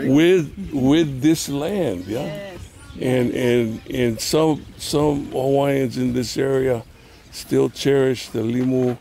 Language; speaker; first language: English; native; English